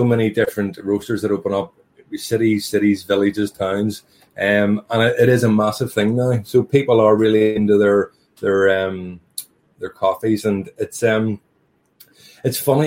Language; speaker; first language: English; native; English